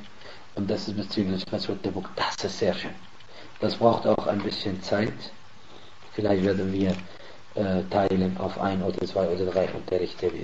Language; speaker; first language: German; non-native, fluent; Arabic